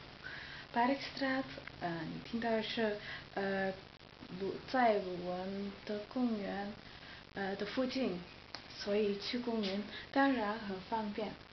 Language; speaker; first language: Chinese; non-native, learner; Dutch